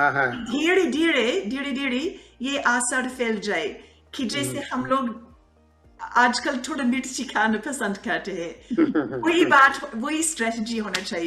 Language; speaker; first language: Hindi; non-native, fluent; English